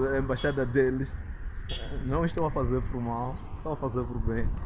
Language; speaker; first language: Portuguese; non-native, local second language; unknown